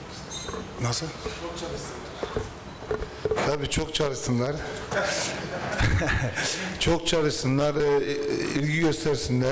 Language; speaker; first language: Turkish; early bilingual, heritage; Turkish